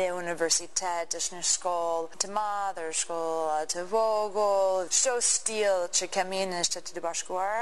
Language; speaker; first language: Albanian; non-native, learner; English